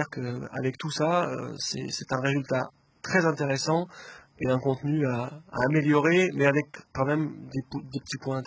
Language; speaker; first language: French; native; French